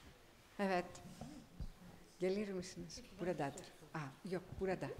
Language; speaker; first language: Turkish; non-native, fluent; Greek